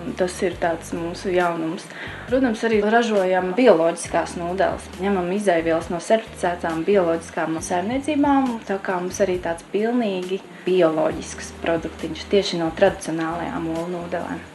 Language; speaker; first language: Latvian; native; Latvian